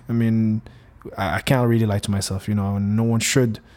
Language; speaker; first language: English; non-native, fluent; Arabic